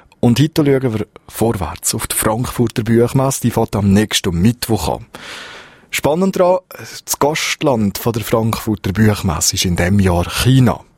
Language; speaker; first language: German; native; German